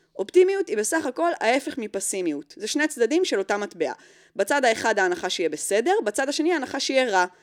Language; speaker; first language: Hebrew; early bilingual, other home language; English